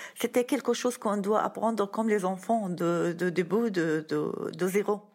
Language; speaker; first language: French; non-native, fluent; Arabic